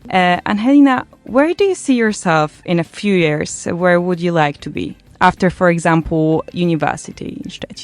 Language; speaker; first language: English; non-native, learner; Polish